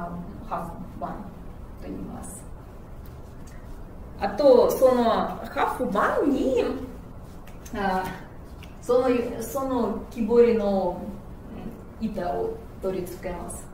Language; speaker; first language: Japanese; non-native, fluent; Russian